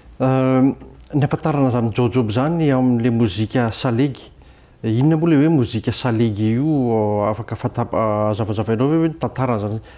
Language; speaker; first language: Malagasy; native; Malagasy